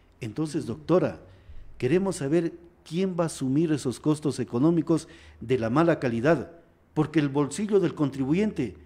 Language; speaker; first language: Spanish; native; Spanish